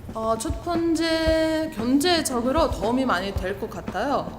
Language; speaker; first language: Korean; non-native, fluent; Ukrainian